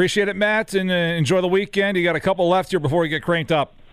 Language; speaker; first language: English; native; English